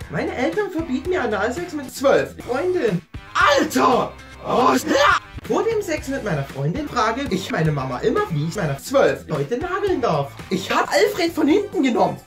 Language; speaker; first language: German; native; German